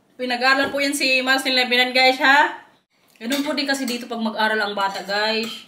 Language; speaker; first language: Filipino; non-native, local second language; Waray